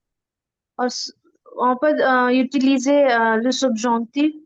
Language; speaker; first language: French; non-native, learner; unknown